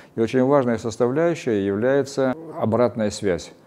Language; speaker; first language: Russian; native; Russian